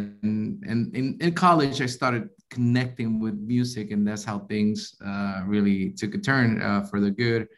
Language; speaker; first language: English; early bilingual, other home language; Spanish